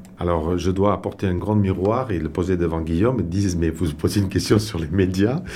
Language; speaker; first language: French; non-native, local second language; Tamil